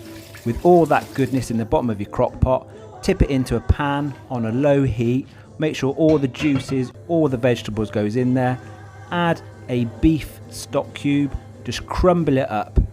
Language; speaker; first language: English; native; English